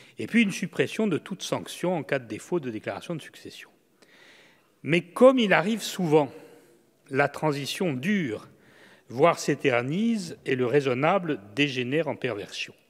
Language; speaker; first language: French; native; French